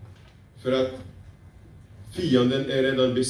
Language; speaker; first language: Swedish; non-native, fluent; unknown